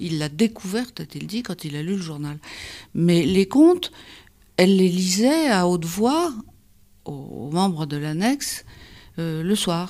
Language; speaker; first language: French; native; French